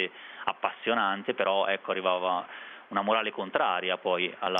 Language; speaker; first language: Italian; native; Italian